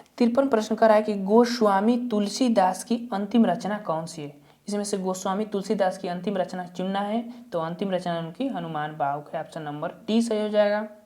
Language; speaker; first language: Hindi; native; Hindi